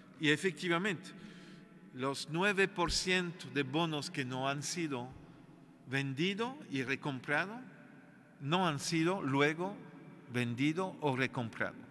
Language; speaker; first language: Spanish; non-native, fluent; French